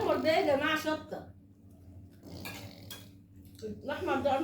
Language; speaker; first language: Arabic; native; Arabic